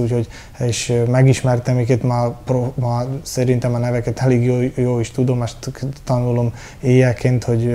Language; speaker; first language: Hungarian; early bilingual, heritage; Hungarian